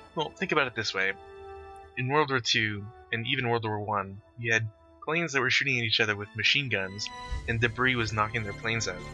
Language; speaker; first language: English; native; English